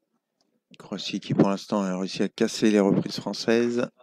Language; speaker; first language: French; native; French